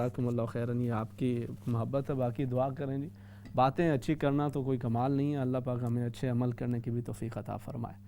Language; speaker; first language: Urdu; native; Urdu